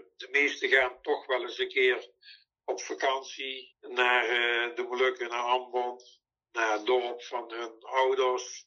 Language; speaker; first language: Dutch; native; Dutch